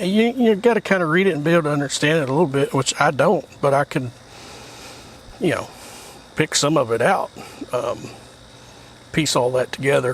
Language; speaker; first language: English; native; English